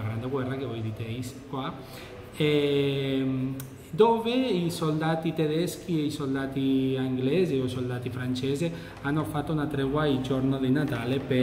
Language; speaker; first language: Italian; non-native, fluent; Catalan